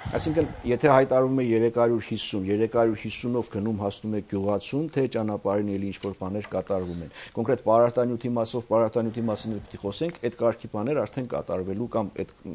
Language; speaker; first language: Armenian; native; Armenian